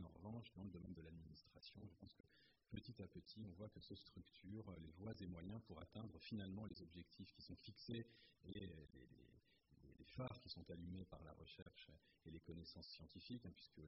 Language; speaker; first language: French; native; French